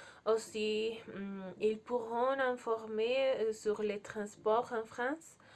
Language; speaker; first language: French; non-native, learner; Spanish